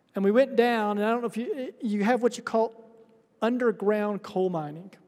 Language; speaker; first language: English; native; English